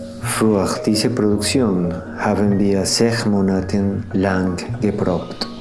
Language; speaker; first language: German; non-native, learner; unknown